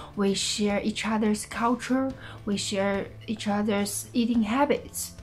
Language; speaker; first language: English; non-native, fluent; Chinese